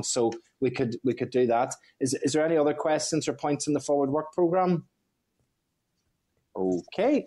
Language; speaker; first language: English; native; English